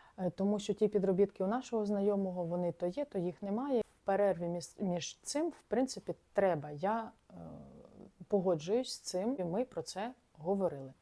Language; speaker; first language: Ukrainian; non-native, local second language; Russian